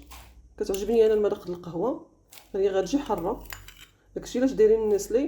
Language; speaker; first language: Arabic; native; Arabic